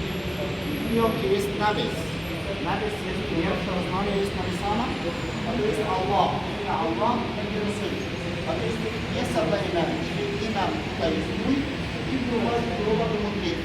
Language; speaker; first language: Polish; non-native, learner; Arabic